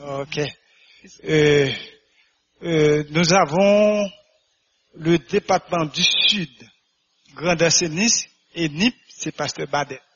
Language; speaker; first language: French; non-native, local second language; Haitian Creole